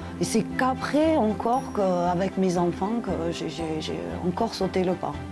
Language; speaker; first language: French; native; French